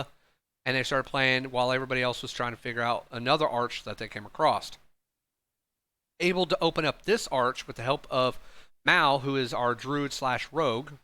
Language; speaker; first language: English; native; English